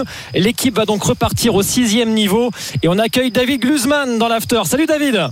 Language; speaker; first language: French; native; French